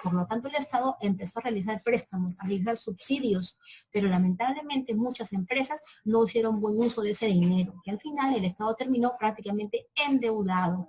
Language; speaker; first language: Spanish; native; Spanish